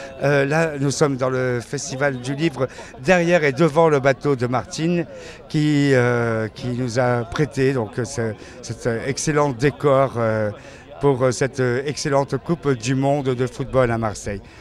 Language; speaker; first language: French; native; French